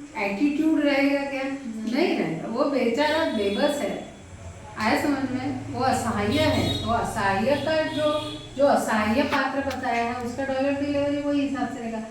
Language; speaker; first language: Hindi; non-native, local second language; Marathi